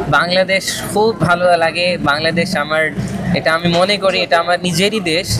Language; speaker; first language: Bangla; non-native, fluent; Urdu